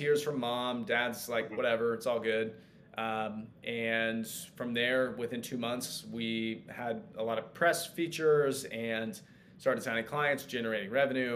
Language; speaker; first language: English; native; English